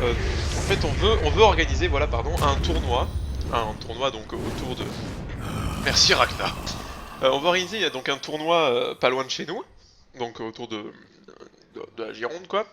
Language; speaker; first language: French; native; French